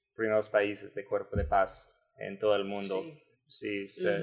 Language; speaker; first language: Spanish; non-native, learner; English